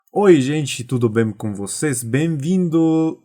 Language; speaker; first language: Portuguese; non-native, learner; Spanish